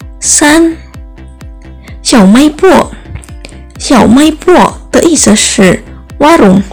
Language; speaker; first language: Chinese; non-native, learner; Indonesian